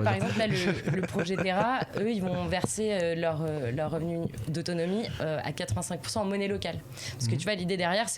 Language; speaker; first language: French; native; French